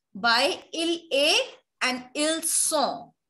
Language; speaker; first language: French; non-native, fluent; Hindi